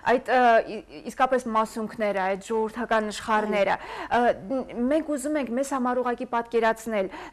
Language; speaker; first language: Armenian; native; Armenian